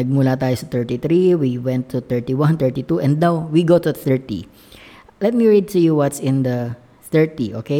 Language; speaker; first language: English; non-native, local second language; Filipino